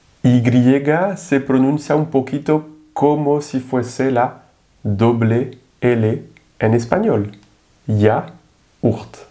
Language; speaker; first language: Spanish; non-native, fluent; French